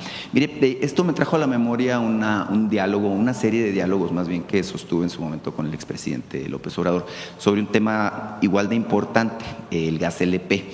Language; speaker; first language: Spanish; native; Spanish